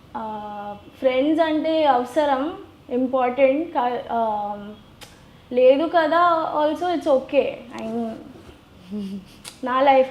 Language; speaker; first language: Telugu; non-native, local second language; Gujarati